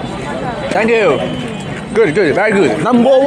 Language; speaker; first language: English; non-native, learner; Chinese